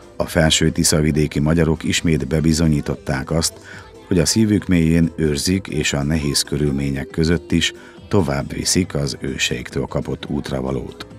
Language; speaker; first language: Hungarian; native; Hungarian